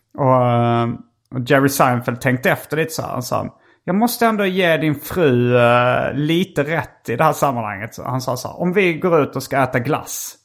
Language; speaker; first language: Swedish; native; Swedish